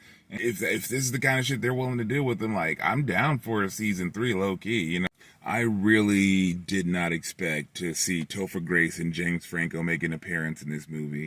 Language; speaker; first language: English; native; English